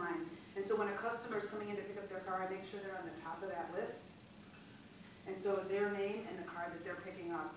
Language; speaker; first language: English; native; English